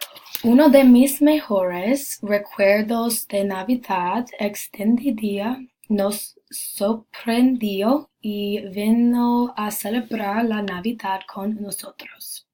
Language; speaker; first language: Spanish; non-native, learner; English